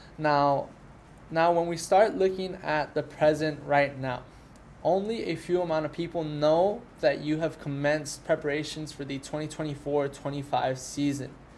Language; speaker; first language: English; early bilingual, other home language; Spanish